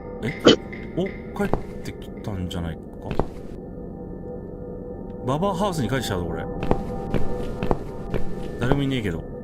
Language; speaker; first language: Japanese; native; Japanese